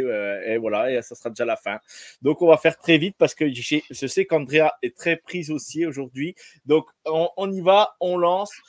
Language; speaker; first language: French; native; French